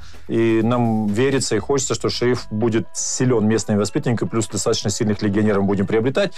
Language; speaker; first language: Russian; native; Russian